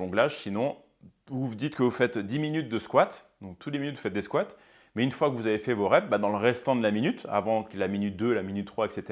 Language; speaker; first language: French; native; French